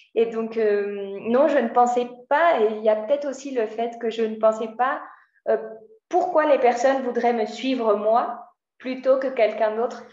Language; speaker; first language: Spanish; non-native, fluent; French